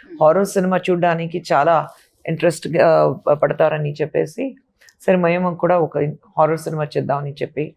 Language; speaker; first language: Telugu; non-native, fluent; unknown